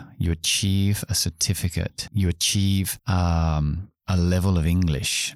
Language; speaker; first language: English; native; English